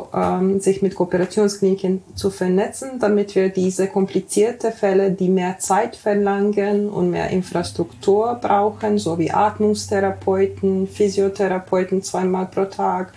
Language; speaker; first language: German; non-native, fluent; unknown